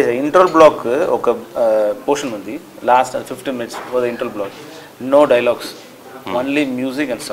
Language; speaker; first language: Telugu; non-native, learner; Tamil